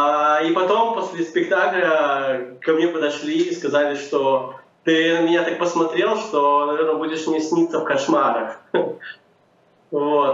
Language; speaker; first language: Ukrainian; non-native, learner; Russian